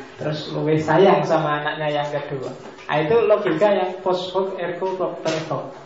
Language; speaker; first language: Indonesian; non-native, local second language; Javanese